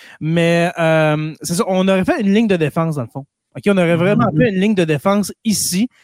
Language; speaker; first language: French; native; French